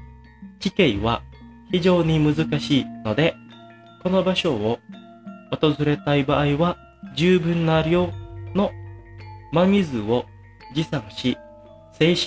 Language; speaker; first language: Japanese; non-native, fluent; Indonesian